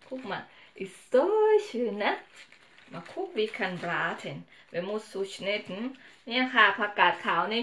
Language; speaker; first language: German; non-native, learner; Thai